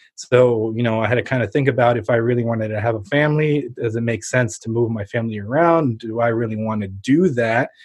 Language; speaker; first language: English; early bilingual, other home language; Ukrainian